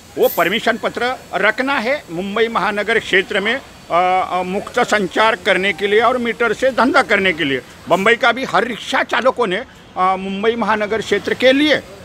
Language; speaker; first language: Hindi; non-native, local second language; Marathi